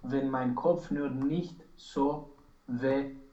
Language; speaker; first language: German; non-native, learner; Romanian